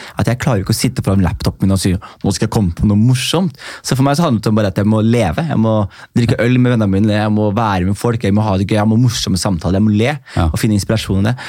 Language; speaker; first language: Norwegian; native; Norwegian